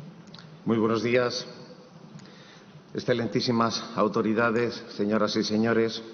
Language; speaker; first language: Spanish; native; Spanish